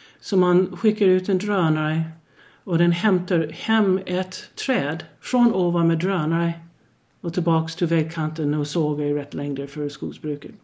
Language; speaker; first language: Swedish; non-native, fluent; English